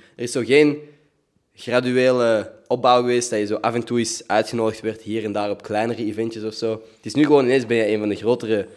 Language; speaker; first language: Dutch; native; Dutch